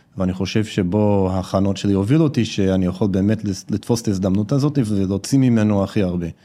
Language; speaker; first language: Hebrew; non-native, fluent; English